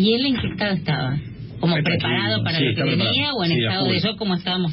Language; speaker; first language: Spanish; native; Spanish